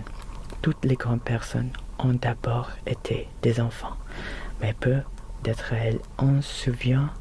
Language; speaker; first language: French; non-native, learner; Filipino